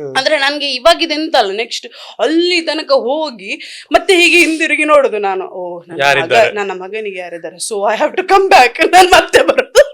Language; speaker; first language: Kannada; non-native, local second language; Tulu